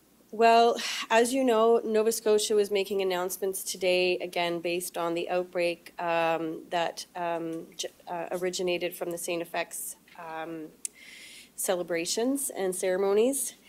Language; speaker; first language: English; native; English